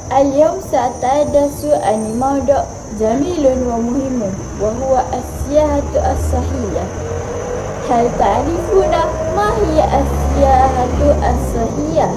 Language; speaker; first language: Arabic; non-native, learner; Malay